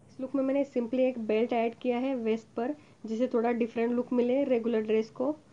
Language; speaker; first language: Hindi; non-native, local second language; Marathi